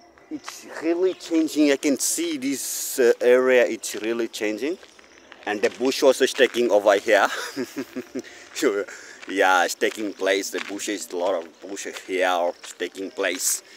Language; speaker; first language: English; non-native, learner; Portuguese